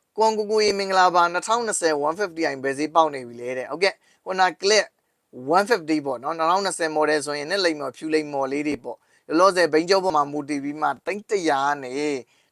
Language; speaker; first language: Burmese; native; Burmese